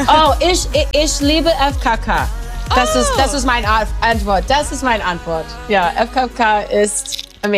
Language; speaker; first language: German; non-native, learner; English